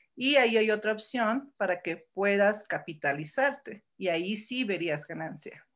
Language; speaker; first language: Spanish; early bilingual, heritage; Spanish